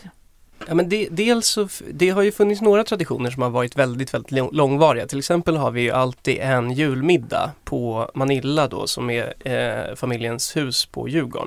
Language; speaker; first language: Swedish; native; Swedish